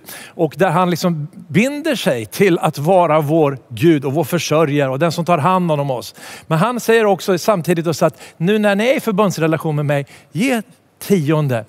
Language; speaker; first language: Swedish; native; Swedish